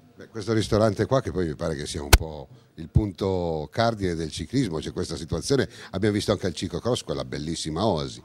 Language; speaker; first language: Italian; native; Italian